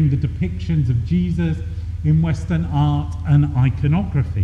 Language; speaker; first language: English; native; English